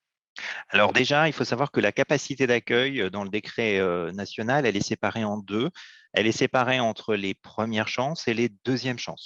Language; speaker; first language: French; native; French